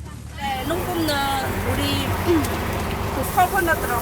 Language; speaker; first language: Korean; non-native, learner; Khmer